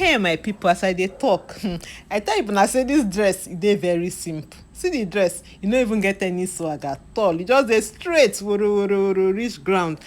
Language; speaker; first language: Nigerian Pidgin; non-native, local second language; Igbo